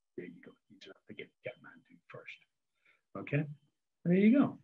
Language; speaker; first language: English; native; English